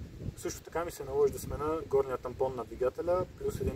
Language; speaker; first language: Bulgarian; native; Bulgarian